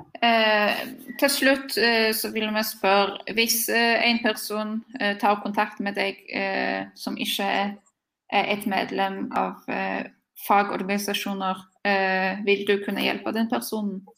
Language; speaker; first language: Norwegian; non-native, fluent; Polish